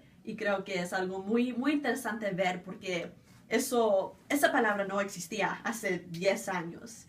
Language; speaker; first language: Spanish; early bilingual, other home language; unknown